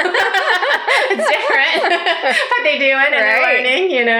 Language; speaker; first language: English; early bilingual, other home language; Greek